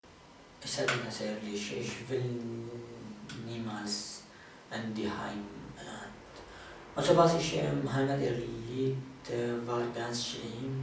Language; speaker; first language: German; non-native, fluent; Kurdish